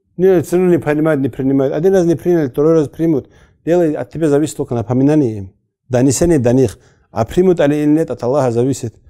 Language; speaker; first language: Russian; non-native, local second language; Avaric